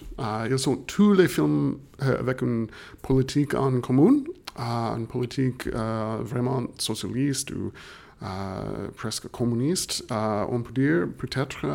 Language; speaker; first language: French; non-native, fluent; English